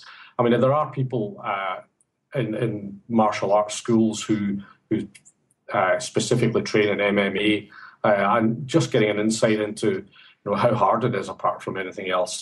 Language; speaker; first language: English; native; English